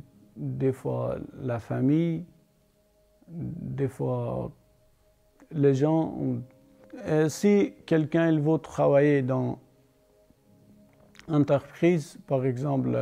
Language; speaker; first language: French; non-native, learner; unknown